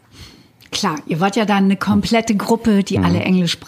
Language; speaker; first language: German; native; German